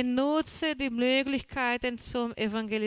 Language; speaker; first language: German; non-native, learner; Portuguese